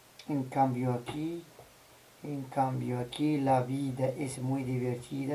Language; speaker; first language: Spanish; non-native, learner; Arabic